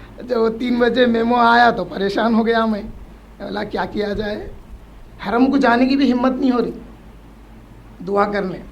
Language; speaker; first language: Urdu; native; Urdu